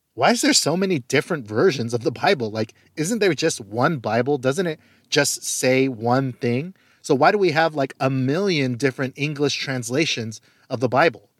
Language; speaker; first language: English; early bilingual, other home language; Korean